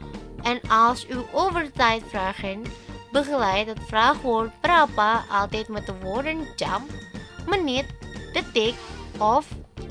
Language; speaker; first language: Dutch; non-native, fluent; Indonesian